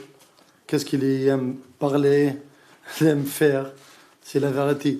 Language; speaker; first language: French; non-native, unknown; Arabic